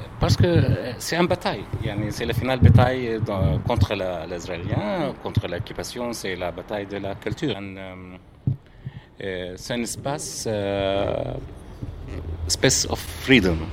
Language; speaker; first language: French; non-native, learner; Arabic